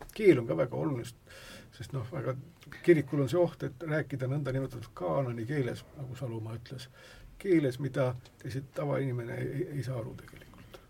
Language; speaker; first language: Estonian; native; Estonian